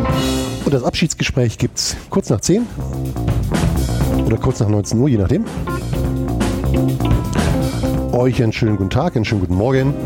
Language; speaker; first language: German; native; German